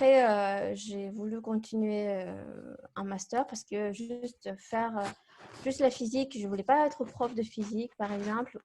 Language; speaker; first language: French; non-native, fluent; Kazakh